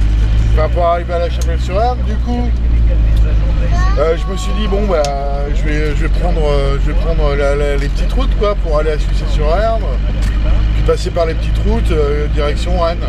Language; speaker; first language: French; native; French